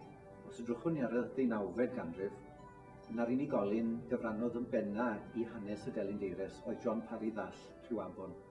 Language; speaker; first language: Welsh; native; Welsh